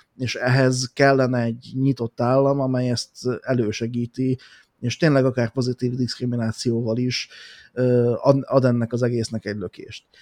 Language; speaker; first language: Hungarian; native; Hungarian